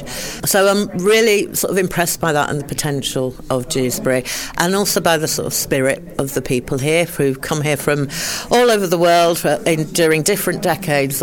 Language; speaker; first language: English; native; English